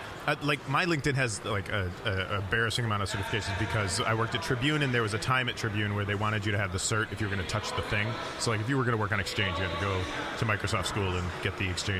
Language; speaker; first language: English; native; English